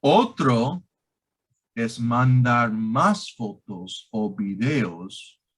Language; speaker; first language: Spanish; non-native, fluent; English